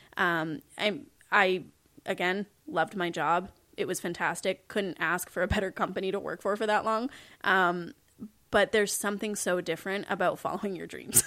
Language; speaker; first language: English; native; English